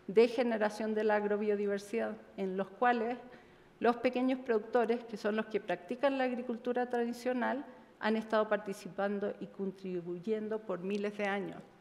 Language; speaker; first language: Spanish; native; Spanish